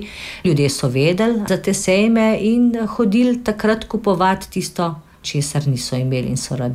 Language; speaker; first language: Slovenian; native; Slovenian